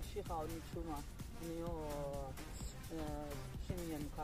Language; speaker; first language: Chinese; non-native, learner; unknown